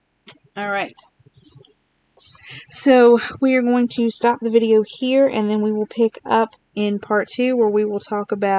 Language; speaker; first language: English; native; English